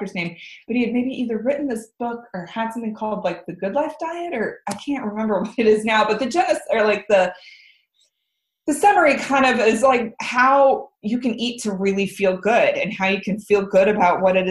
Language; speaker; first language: English; native; English